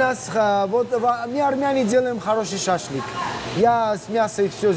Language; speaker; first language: Russian; non-native, local second language; Armenian